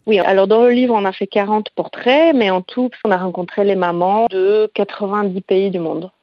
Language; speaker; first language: French; non-native, fluent; Polish